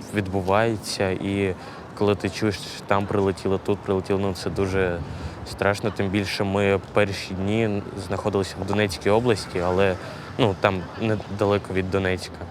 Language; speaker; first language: Ukrainian; native; Ukrainian